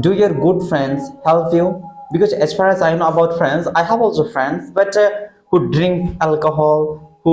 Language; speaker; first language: English; non-native, fluent; Hindi